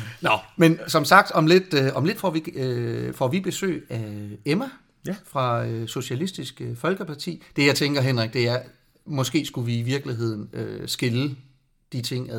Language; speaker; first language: Danish; native; Danish